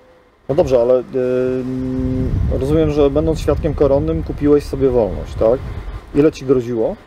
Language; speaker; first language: Polish; native; Polish